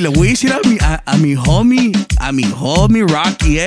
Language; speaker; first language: Spanish; early bilingual, other home language; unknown